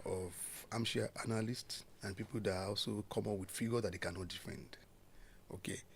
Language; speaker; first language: English; non-native, local second language; Yoruba